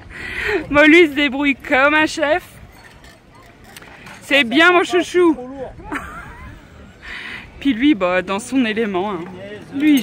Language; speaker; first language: French; native; French